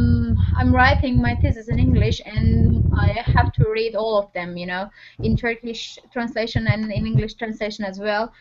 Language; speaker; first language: English; non-native, learner; Turkish